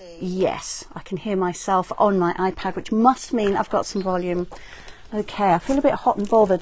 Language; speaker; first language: English; native; English